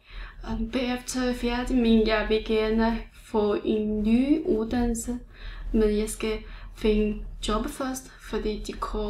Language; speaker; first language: Danish; non-native, learner; Chinese